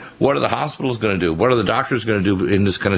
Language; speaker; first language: English; native; English